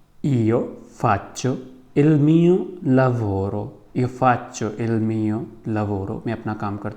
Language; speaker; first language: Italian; non-native, fluent; Urdu